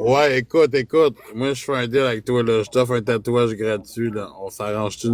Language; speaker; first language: French; native; French